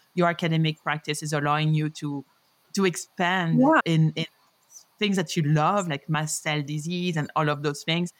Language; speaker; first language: English; non-native, fluent; French